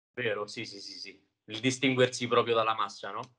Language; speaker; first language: Italian; native; Italian